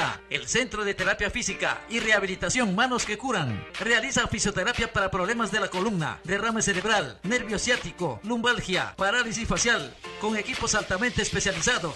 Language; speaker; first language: Spanish; native; Spanish